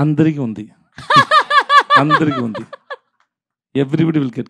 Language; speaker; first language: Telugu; non-native, learner; Tamil